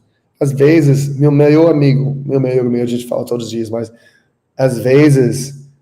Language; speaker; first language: Portuguese; non-native, learner; English